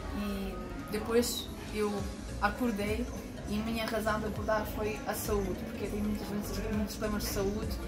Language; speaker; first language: Portuguese; non-native, fluent; Ukrainian